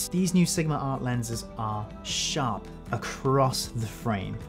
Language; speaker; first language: English; native; English